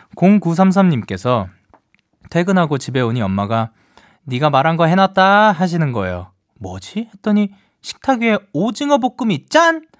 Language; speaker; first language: Korean; native; Korean